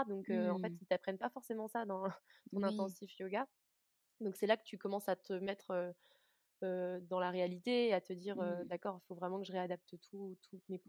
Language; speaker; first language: French; native; French